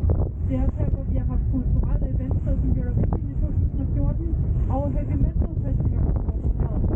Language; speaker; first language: Danish; native; Danish